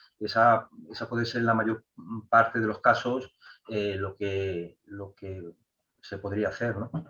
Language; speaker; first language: Spanish; native; Spanish